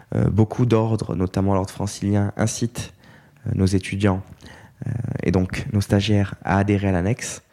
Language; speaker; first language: French; native; French